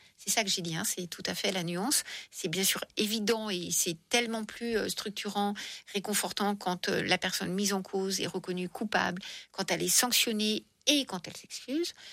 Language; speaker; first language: French; native; French